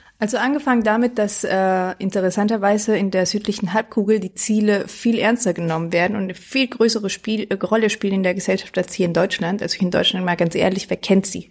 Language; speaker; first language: German; early bilingual, other home language; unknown